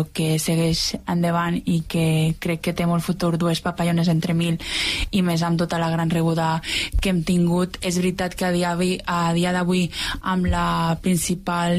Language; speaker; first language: Catalan; native; Catalan